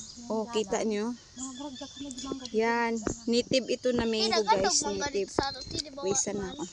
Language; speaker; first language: Filipino; non-native, local second language; Cebuano